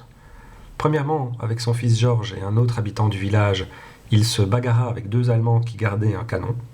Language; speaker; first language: French; non-native, local second language; Dutch